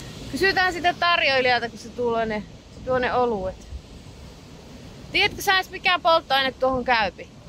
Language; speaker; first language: Finnish; native; Finnish